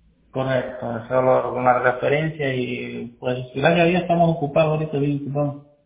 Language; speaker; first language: Spanish; native; Spanish